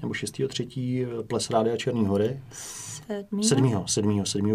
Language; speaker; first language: Czech; native; Czech